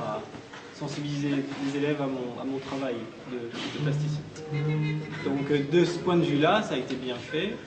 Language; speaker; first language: French; native; French